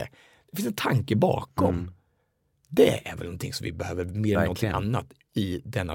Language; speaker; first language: Swedish; native; Swedish